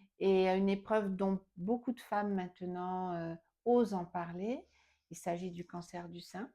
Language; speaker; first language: French; native; French